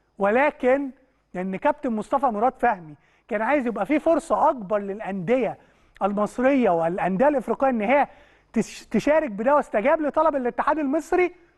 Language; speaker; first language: Egyptian Arabic; native; Egyptian Arabic